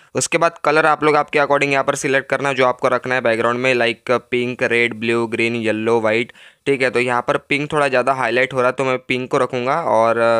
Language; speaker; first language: Hindi; native; Hindi